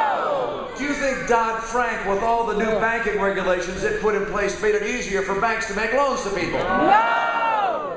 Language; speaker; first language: English; native; English